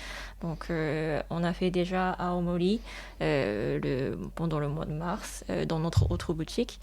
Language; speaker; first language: French; non-native, fluent; Japanese